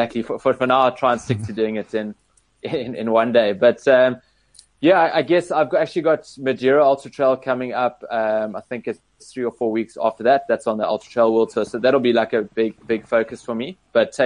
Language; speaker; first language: English; native; English